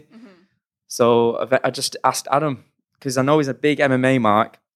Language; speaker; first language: English; native; English